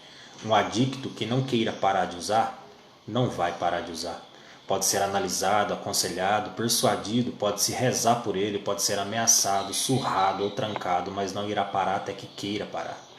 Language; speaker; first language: Portuguese; native; Portuguese